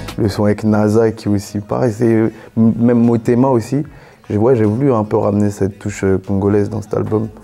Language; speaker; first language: French; native; French